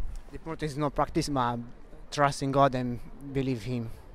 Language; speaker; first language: English; non-native, fluent; Italian